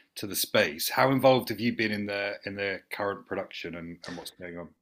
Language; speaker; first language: English; native; English